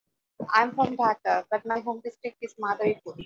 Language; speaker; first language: English; non-native, learner; Bangla